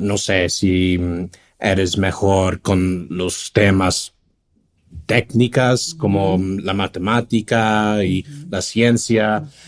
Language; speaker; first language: Spanish; non-native, fluent; English